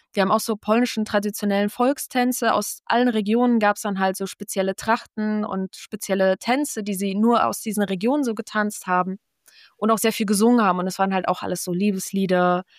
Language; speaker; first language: German; early bilingual, other home language; Polish